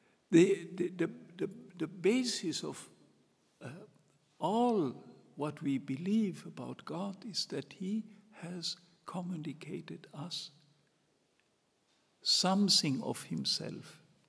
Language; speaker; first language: English; non-native, fluent; German